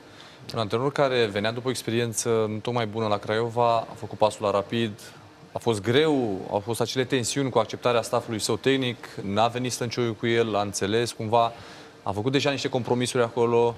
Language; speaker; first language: Romanian; native; Romanian